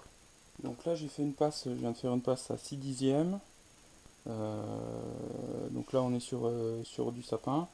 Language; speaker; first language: French; native; French